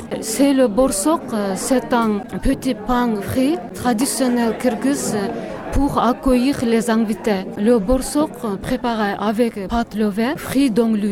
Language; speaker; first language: French; non-native, learner; Kyrgyz